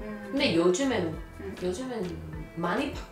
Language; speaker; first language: Korean; non-native, fluent; English